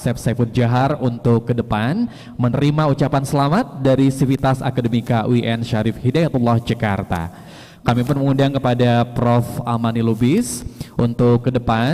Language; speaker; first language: Indonesian; native; Indonesian